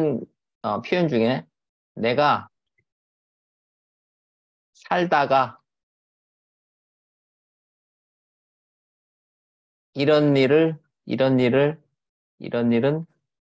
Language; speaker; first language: Korean; native; Korean